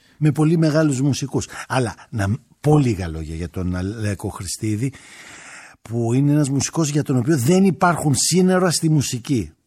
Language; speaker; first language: Greek; native; Greek